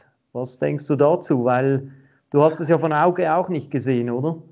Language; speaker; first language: German; native; German